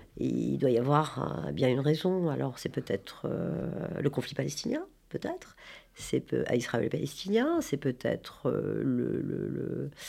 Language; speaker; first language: French; non-native, local second language; Arabic